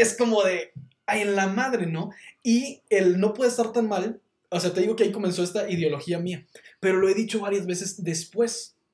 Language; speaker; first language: Spanish; native; Spanish